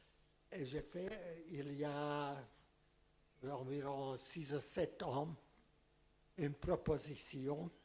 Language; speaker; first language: French; non-native, fluent; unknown